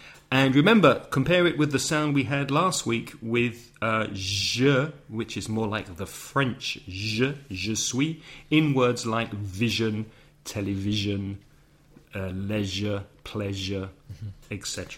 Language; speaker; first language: English; native; English